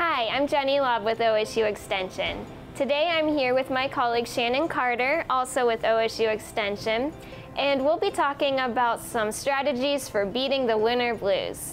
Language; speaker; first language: English; native; English